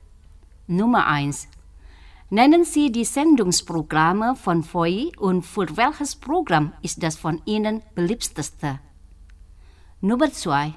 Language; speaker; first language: German; non-native, learner; Indonesian